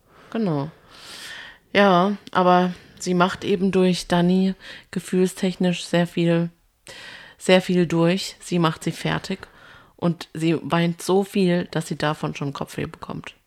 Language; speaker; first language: German; native; German